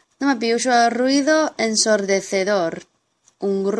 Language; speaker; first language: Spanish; non-native, fluent; Chinese